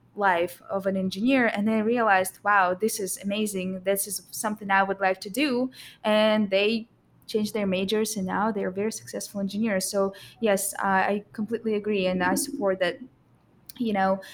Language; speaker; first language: English; non-native, fluent; Russian